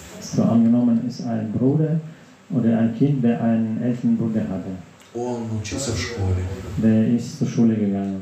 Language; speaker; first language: German; non-native, fluent; Russian